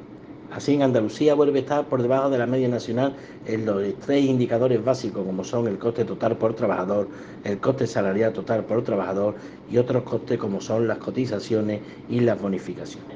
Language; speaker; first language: Spanish; native; Spanish